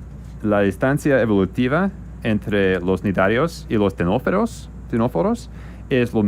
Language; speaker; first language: Spanish; non-native, learner; English